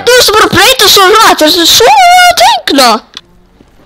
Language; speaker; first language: Icelandic; non-native, learner; Danish